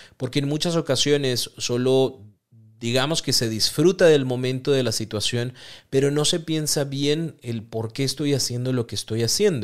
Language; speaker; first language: Spanish; native; Spanish